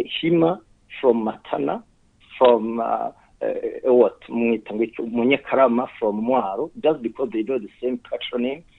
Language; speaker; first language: English; non-native, fluent; Rundi